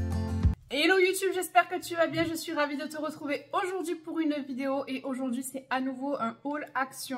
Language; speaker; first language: French; native; French